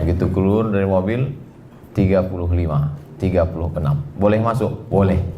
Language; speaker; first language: Indonesian; native; Indonesian